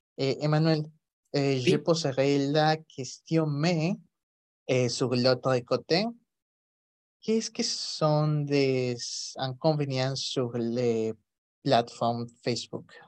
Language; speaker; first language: French; non-native, learner; Spanish